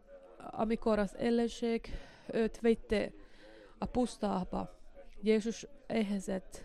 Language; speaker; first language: Hungarian; non-native, learner; Finnish